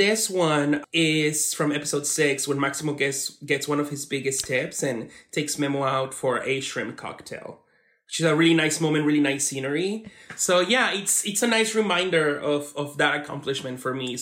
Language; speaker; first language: English; non-native, fluent; Spanish